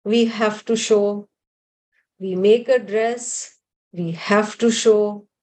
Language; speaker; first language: English; non-native, local second language; Urdu